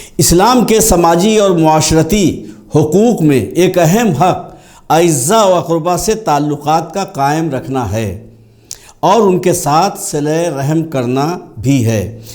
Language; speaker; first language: Urdu; native; Urdu